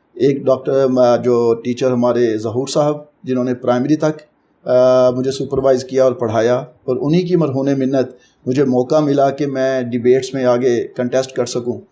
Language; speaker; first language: Urdu; non-native, local second language; Punjabi